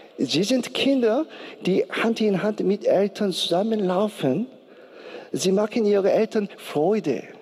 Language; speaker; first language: German; non-native, learner; Korean